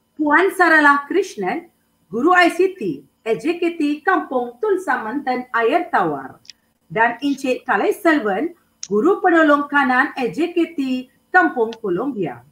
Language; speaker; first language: Malay; non-native, local second language; Tamil